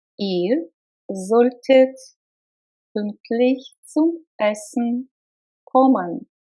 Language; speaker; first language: German; non-native, fluent; Russian